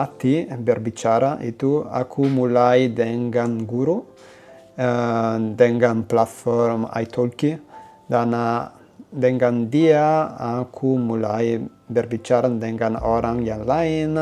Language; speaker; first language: Indonesian; non-native, learner; Italian